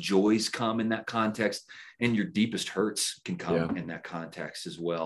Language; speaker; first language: English; native; English